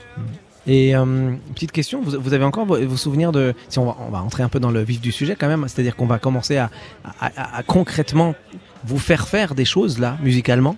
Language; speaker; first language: French; native; French